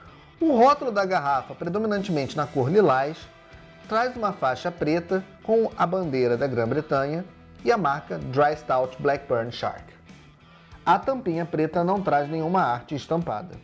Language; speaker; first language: Portuguese; native; Portuguese